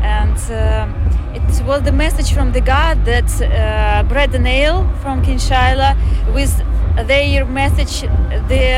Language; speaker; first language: English; non-native, fluent; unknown